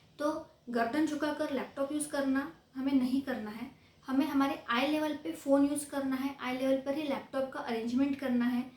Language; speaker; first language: Hindi; non-native, local second language; Marathi